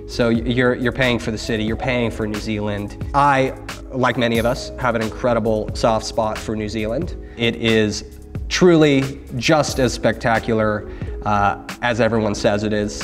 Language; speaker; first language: English; native; English